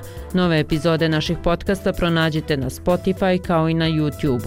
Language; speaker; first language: Croatian; native; Croatian